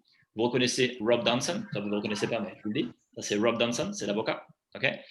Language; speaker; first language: French; native; French